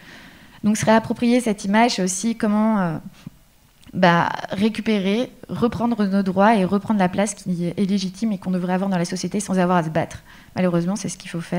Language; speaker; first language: French; native; French